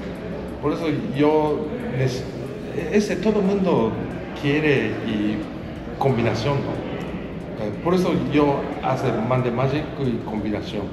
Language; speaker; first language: Spanish; non-native, learner; Japanese